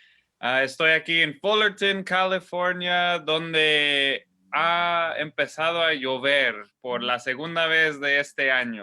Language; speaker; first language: Spanish; non-native, fluent; English